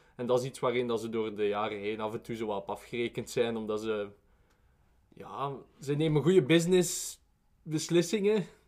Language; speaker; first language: Dutch; native; Dutch